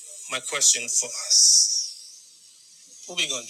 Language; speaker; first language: English; native; English